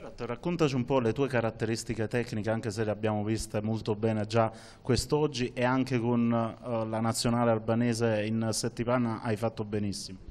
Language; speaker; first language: Italian; native; Italian